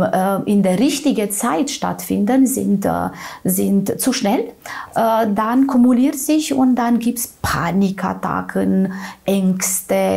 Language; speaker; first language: German; non-native, fluent; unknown